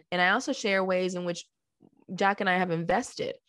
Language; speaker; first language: English; early bilingual, other home language; Spanish